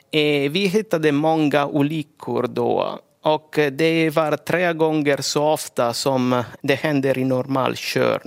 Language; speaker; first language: Swedish; non-native, fluent; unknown